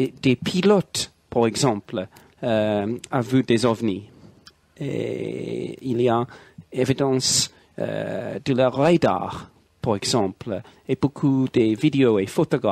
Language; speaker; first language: French; non-native, learner; English